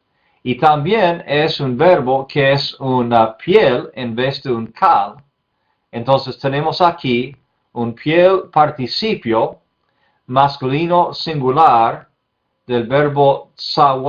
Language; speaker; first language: Spanish; non-native, fluent; English